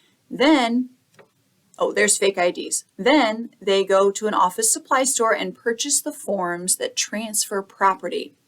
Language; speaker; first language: English; native; English